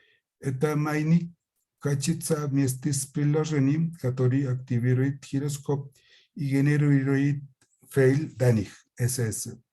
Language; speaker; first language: Russian; non-native, fluent; Spanish